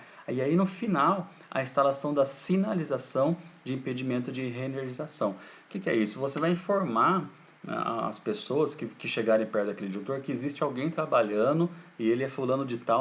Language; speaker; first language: Portuguese; native; Portuguese